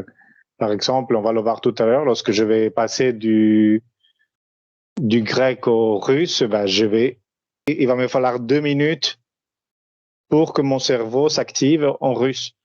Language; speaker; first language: French; non-native, fluent; Spanish